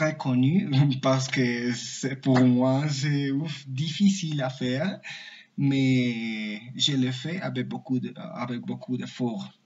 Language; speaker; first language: French; non-native, learner; Spanish